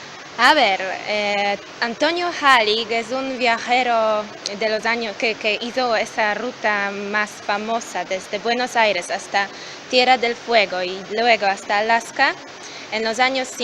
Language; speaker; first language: Spanish; non-native, learner; Polish